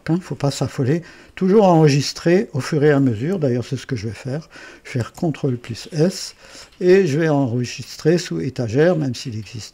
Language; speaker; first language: French; native; French